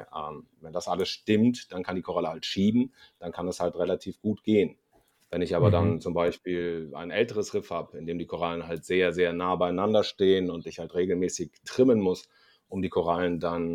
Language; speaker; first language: German; native; German